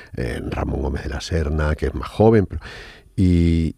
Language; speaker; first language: Spanish; non-native, fluent; Arabic